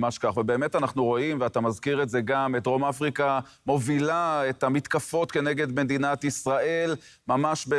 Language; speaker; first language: Hebrew; native; Hebrew